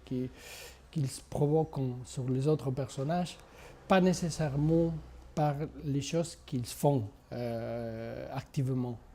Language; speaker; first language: French; non-native, fluent; Spanish